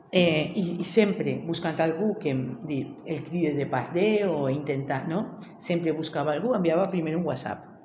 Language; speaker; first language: Catalan; native; Catalan